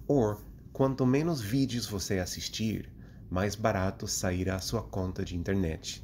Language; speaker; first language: Portuguese; non-native, fluent; English